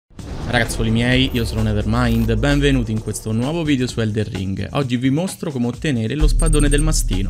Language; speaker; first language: Italian; native; Italian